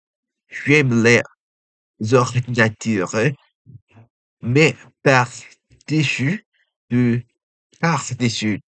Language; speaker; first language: French; non-native, learner; Japanese